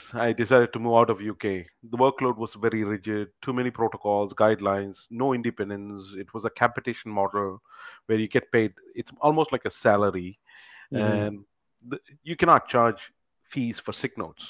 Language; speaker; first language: English; non-native, local second language; Tamil